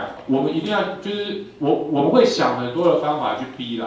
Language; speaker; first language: Chinese; native; Chinese